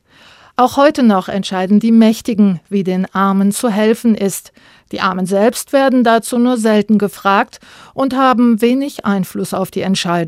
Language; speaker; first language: German; native; German